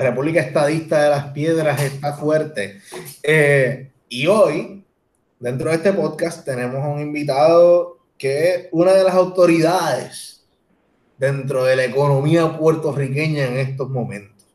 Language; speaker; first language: Spanish; native; Spanish